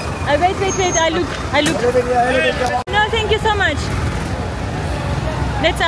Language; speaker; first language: English; non-native, learner; Turkish